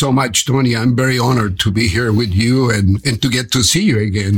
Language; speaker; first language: English; non-native, fluent; Spanish